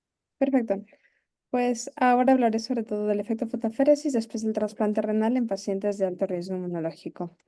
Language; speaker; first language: Spanish; native; Spanish